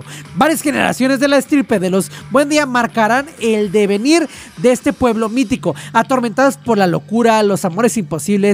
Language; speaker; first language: Spanish; native; Spanish